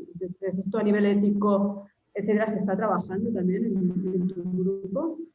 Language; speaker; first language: Spanish; non-native, local second language; Catalan